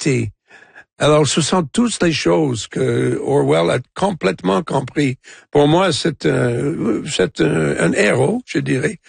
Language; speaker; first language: French; non-native, local second language; English